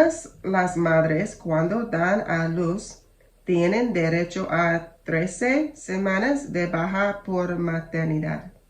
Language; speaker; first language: Spanish; non-native, learner; English